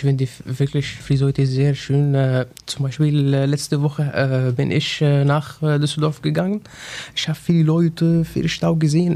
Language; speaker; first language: German; non-native, learner; Arabic